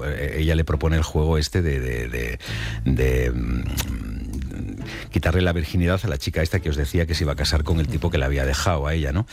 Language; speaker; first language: Spanish; native; Spanish